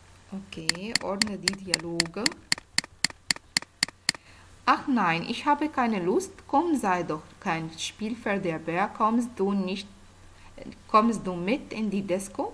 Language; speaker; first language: German; non-native, fluent; Arabic